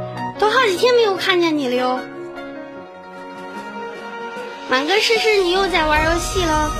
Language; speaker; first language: Chinese; native; Chinese